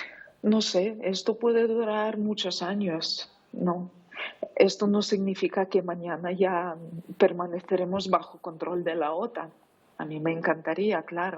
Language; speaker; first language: Spanish; non-native, fluent; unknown